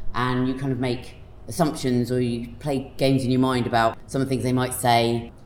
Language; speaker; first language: English; native; English